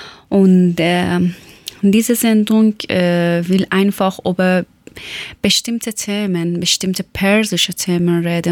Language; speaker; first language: German; non-native, learner; Persian